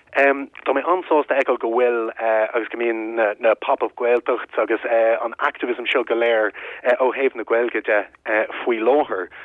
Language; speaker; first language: Irish; non-native, local second language; English